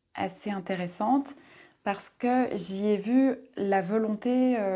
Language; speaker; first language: French; native; French